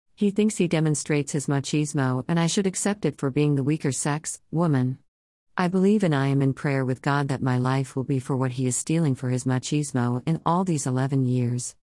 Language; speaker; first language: English; non-native, local second language; Tamil